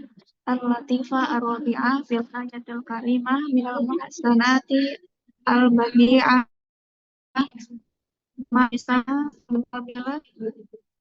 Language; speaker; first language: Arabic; non-native, learner; Indonesian